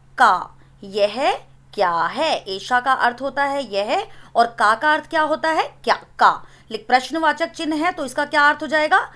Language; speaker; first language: Hindi; native; Hindi